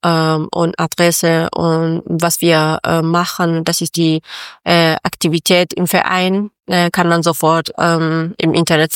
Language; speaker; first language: German; non-native, learner; Persian